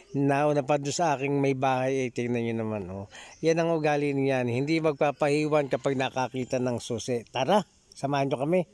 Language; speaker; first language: Filipino; native; Filipino